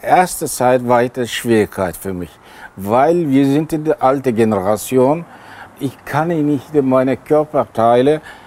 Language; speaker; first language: German; non-native, learner; Turkish